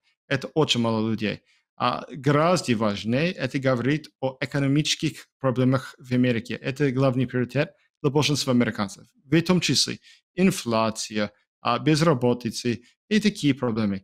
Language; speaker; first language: Ukrainian; non-native, learner; English